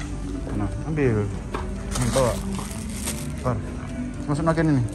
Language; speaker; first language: Indonesian; native; Indonesian